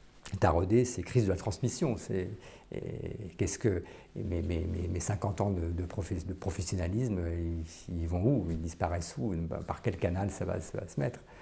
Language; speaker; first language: French; native; French